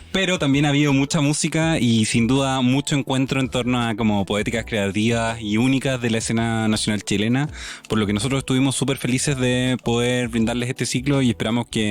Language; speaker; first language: Spanish; native; Spanish